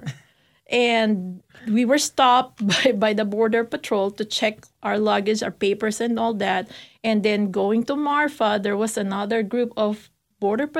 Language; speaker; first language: English; non-native, local second language; Filipino